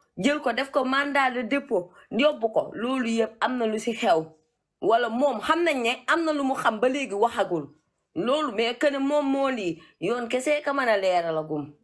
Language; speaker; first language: Wolof; native; Wolof